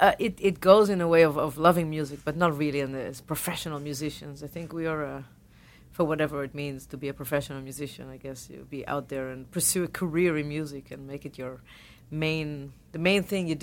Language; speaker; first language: English; non-native, fluent; Hebrew